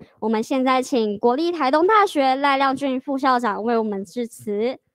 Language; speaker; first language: Chinese; native; Chinese